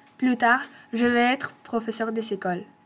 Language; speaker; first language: French; non-native, learner; Spanish